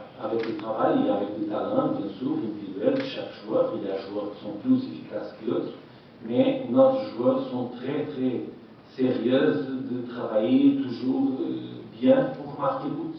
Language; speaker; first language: French; non-native, learner; Portuguese